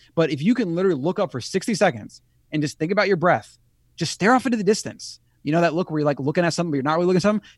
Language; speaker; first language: English; native; English